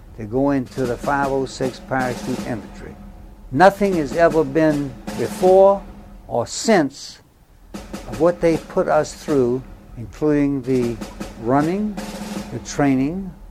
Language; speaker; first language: English; native; English